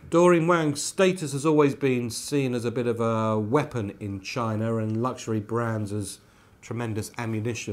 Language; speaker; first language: English; native; English